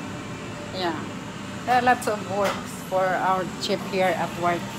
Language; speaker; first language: English; non-native, learner; Filipino